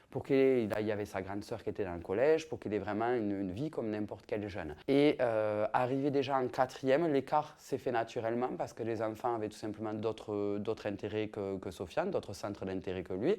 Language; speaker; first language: French; native; French